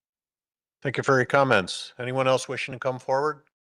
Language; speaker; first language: English; native; English